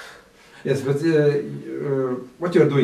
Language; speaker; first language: English; non-native, fluent; Latvian